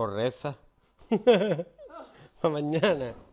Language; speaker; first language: Spanish; native; Spanish